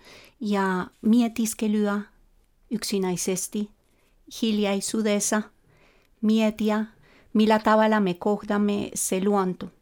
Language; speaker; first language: Finnish; non-native, fluent; Spanish